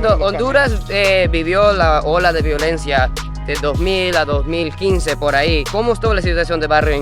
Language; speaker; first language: Spanish; non-native, fluent; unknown